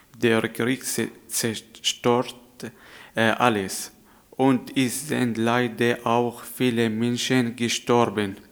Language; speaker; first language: German; non-native, learner; Arabic